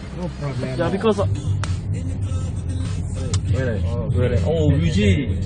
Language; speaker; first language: English; non-native, learner; Korean